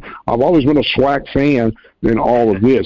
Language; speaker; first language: English; native; English